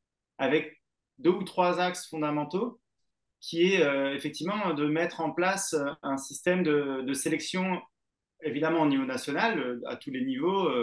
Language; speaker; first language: French; native; French